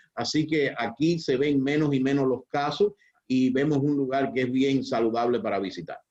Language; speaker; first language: Spanish; early bilingual, heritage; Spanish